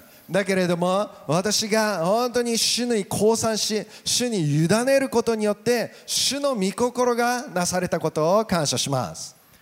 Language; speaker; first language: Japanese; native; Japanese